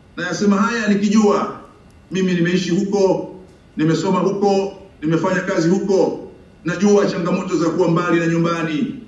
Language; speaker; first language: Swahili; native; Swahili